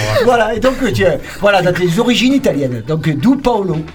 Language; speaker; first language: French; native; French